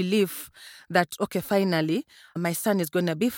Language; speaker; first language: English; non-native, local second language; Ganda